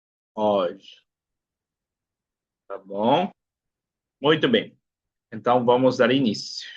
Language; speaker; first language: Portuguese; non-native, fluent; Spanish